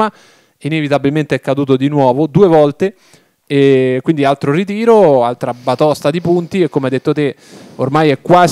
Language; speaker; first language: Italian; native; Italian